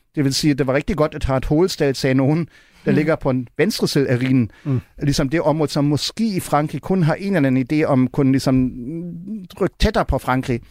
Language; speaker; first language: Danish; non-native, fluent; German